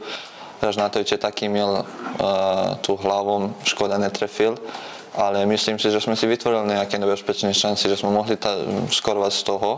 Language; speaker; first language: Czech; non-native, fluent; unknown